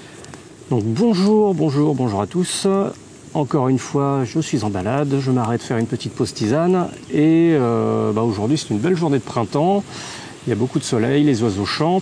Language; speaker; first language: French; native; French